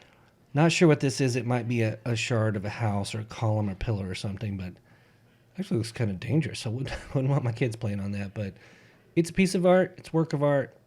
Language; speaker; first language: English; native; English